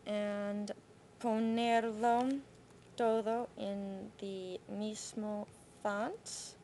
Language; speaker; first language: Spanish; non-native, learner; English